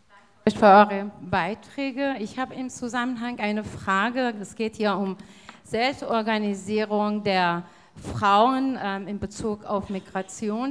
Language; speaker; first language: German; non-native, fluent; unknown